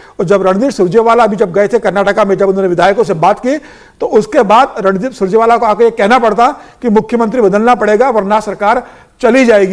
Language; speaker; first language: Hindi; native; Hindi